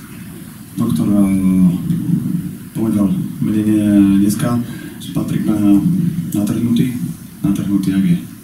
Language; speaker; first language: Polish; non-native, learner; Slovak